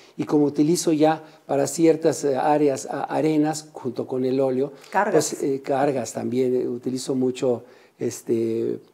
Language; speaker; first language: Spanish; native; Spanish